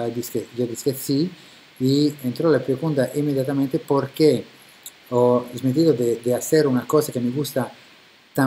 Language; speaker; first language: Spanish; non-native, fluent; Italian